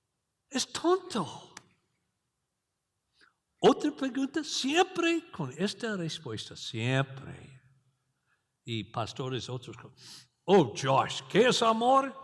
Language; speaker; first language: Spanish; non-native, learner; English